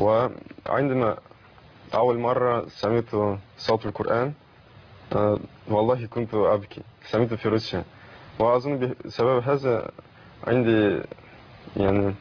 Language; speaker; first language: Arabic; non-native, learner; Russian